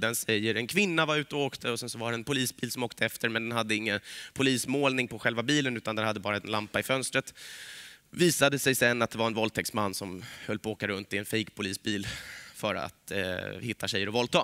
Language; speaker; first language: Swedish; native; Swedish